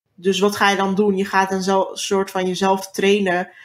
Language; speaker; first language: Dutch; early bilingual, other home language; Turkish